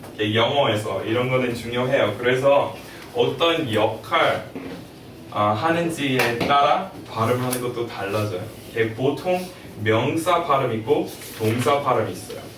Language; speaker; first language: Korean; non-native, fluent; English